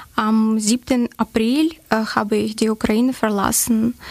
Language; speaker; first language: German; non-native, learner; Ukrainian